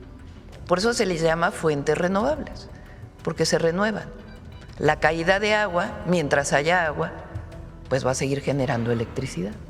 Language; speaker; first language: Spanish; native; Spanish